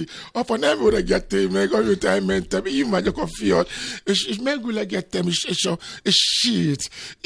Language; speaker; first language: Hungarian; non-native, learner; Yoruba